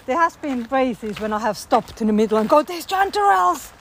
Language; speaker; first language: English; non-native, fluent; Finnish